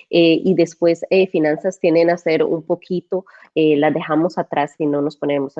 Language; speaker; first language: Spanish; native; Spanish